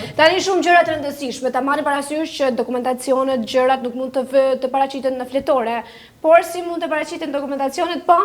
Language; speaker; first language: Albanian; native; Albanian